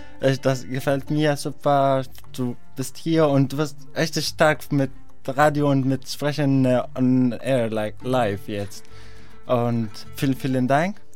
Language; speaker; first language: German; non-native, learner; Arabic